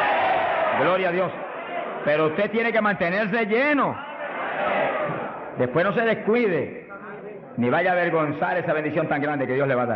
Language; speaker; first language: Spanish; native; Spanish